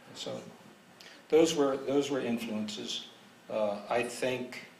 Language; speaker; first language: English; native; English